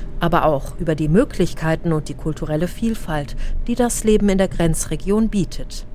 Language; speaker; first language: German; native; German